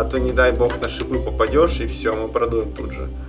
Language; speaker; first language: Russian; native; Russian